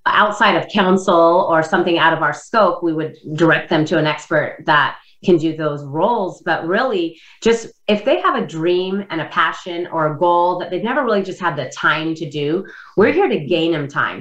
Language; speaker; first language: English; non-native, fluent; Indonesian